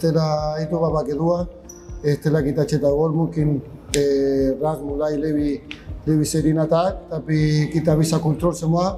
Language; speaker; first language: Indonesian; non-native, fluent; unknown